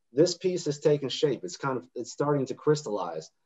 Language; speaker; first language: English; native; English